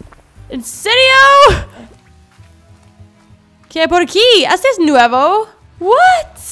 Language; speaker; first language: Spanish; non-native, learner; English